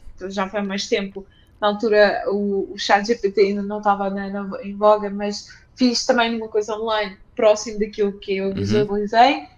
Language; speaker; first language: Portuguese; early bilingual, other home language; Ukrainian